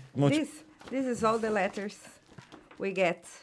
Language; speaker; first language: English; non-native, fluent; Portuguese